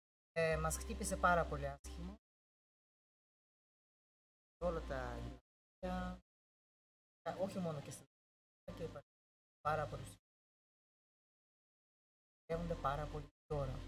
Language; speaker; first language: Greek; non-native, learner; Russian